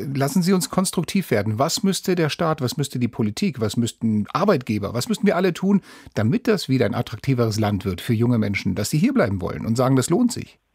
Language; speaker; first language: German; native; German